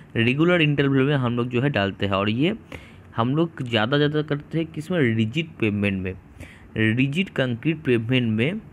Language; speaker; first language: Hindi; non-native, local second language; Bangla